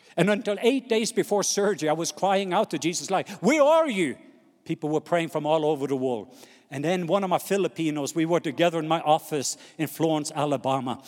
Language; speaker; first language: English; non-native, fluent; Norwegian